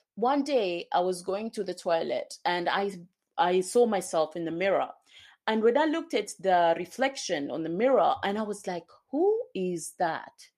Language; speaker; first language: English; non-native, local second language; Swahili